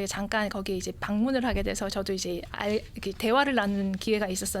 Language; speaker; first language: Korean; native; Korean